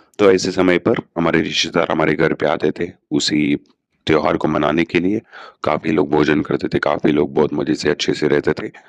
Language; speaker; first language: Hindi; non-native, local second language; Telugu